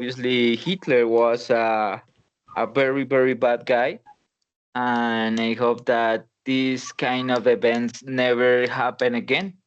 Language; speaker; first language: English; non-native, learner; Spanish